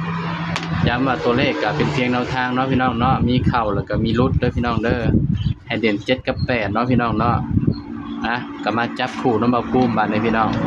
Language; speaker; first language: Thai; non-native, local second language; Northeastern Thai